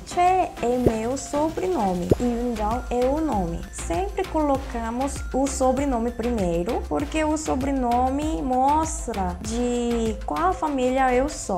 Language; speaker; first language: Portuguese; non-native, fluent; Korean